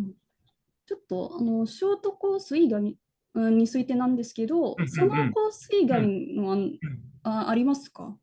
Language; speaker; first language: Japanese; non-native, fluent; Indonesian